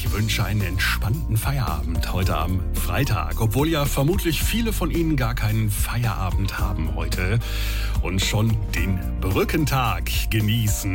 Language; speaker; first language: German; native; German